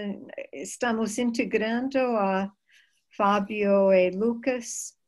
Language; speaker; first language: Portuguese; non-native, fluent; English